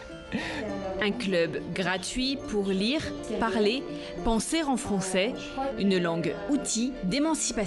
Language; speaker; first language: French; native; French